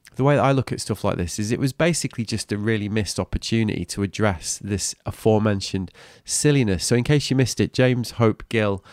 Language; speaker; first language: English; native; English